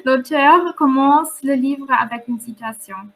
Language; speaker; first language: French; non-native, fluent; German